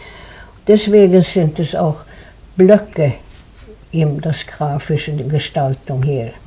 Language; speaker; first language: German; non-native, fluent; Swedish